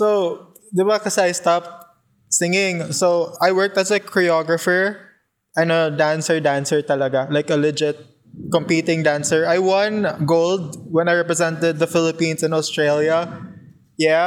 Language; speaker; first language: English; non-native, local second language; Cebuano